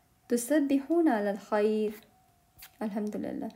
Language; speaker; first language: Arabic; non-native, fluent; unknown